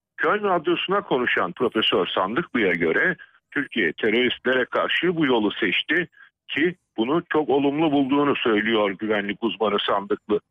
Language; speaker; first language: Turkish; native; Turkish